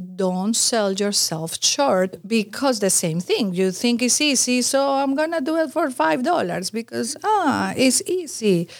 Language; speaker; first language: English; non-native, fluent; Spanish